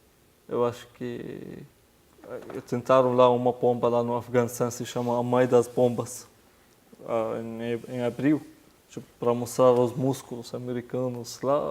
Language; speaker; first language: Portuguese; non-native, fluent; Arabic